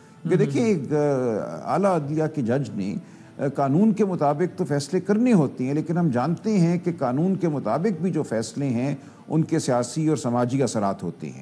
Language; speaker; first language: Urdu; native; Urdu